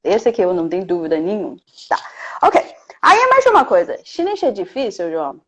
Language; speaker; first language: Portuguese; non-native, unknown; Chinese